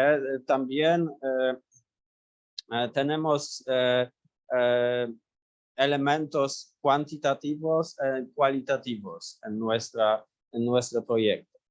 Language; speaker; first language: Spanish; non-native, learner; Polish